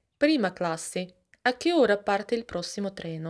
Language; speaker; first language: Italian; non-native, fluent; Russian